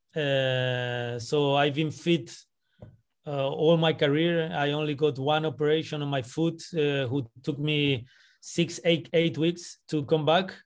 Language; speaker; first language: English; non-native, fluent; Spanish